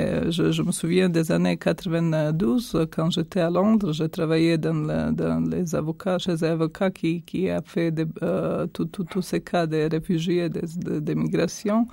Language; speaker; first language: French; non-native, fluent; Croatian